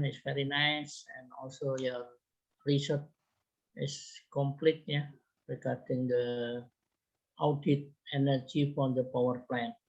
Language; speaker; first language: English; non-native, learner; Indonesian